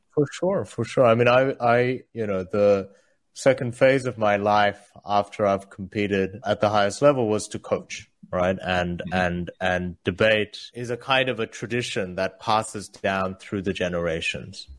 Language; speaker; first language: English; early bilingual, other home language; Korean